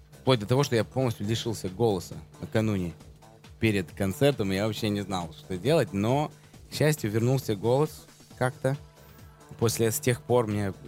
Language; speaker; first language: Russian; early bilingual, heritage; Russian